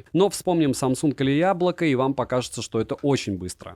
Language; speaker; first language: Russian; native; Russian